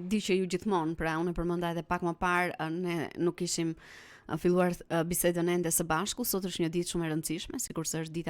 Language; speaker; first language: Albanian; native; Albanian